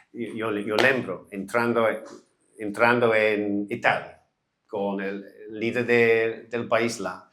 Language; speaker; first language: Portuguese; non-native, learner; English